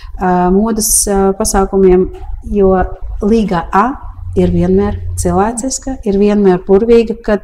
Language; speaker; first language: Latvian; early bilingual, heritage; Latvian